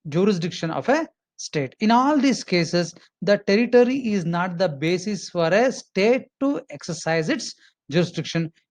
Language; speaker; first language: English; non-native, local second language; Kannada